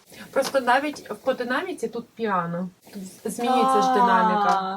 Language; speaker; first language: Ukrainian; native; Ukrainian